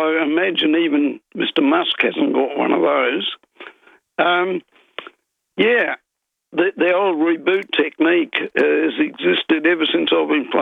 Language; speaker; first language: English; native; English